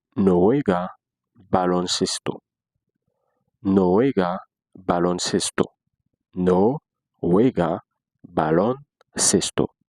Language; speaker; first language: Spanish; non-native, fluent; Haitian Creole